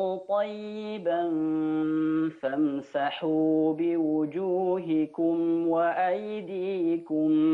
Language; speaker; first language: Arabic; non-native, fluent; Indonesian